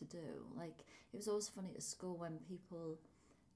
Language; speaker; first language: English; native; English